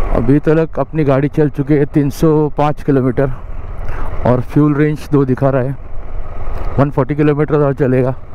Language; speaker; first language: Hindi; non-native, local second language; Marathi